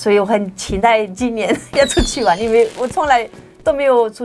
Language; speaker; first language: Chinese; non-native, fluent; French